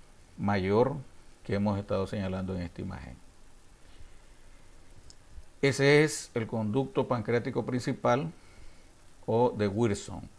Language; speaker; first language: Spanish; native; Spanish